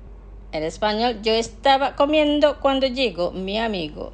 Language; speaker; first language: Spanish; non-native, fluent; Indonesian